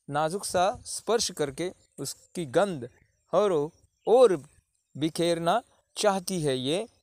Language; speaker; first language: Hindi; non-native, local second language; Marathi